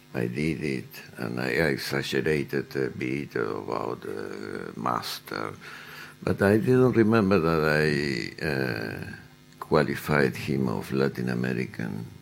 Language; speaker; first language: English; non-native, fluent; Spanish